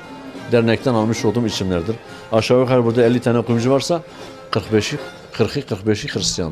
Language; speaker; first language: Turkish; native; Turkish